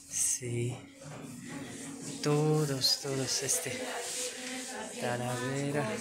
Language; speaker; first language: Spanish; non-native, learner; Hindi